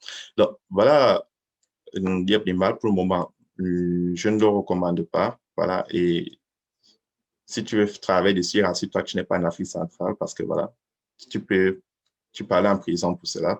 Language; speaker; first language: French; native; French